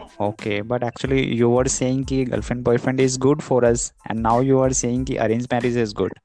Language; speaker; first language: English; non-native, learner; Hindi